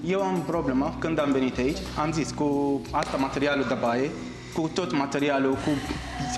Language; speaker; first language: Romanian; non-native, learner; Arabic